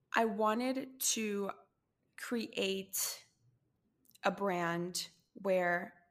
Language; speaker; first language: English; non-native, fluent; Spanish